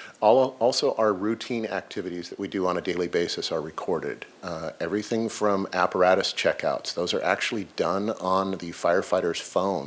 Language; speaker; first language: English; native; English